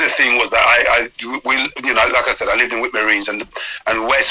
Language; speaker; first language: English; native; English